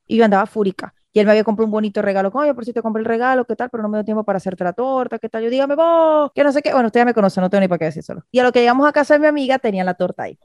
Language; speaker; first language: Spanish; native; Spanish